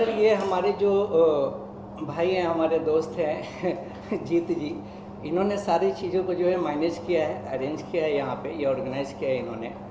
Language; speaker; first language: Hindi; native; Hindi